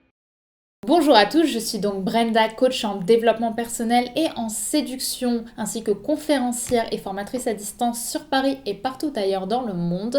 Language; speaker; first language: French; native; French